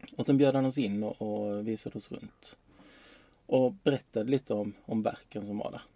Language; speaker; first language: Swedish; native; Swedish